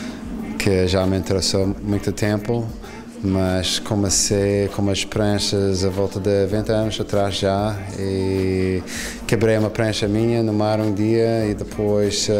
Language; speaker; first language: Portuguese; non-native, fluent; English